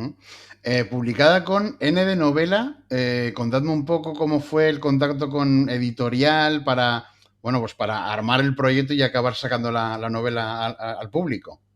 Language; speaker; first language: Spanish; native; Spanish